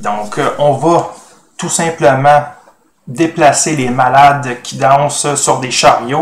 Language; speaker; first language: French; native; French